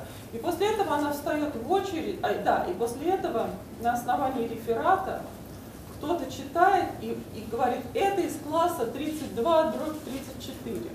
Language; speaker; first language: Russian; native; Russian